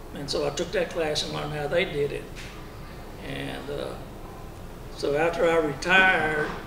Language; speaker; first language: English; native; English